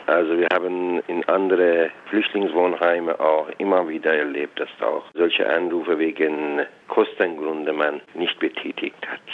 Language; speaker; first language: German; non-native, fluent; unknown